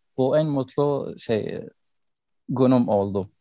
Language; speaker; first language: Turkish; non-native, learner; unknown